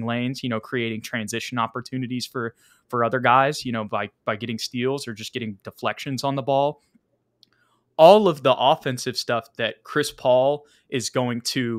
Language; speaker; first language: English; native; English